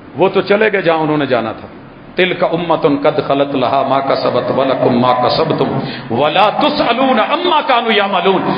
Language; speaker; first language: Urdu; non-native, local second language; Punjabi